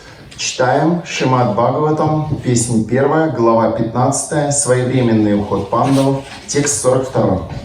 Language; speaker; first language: Russian; native; Russian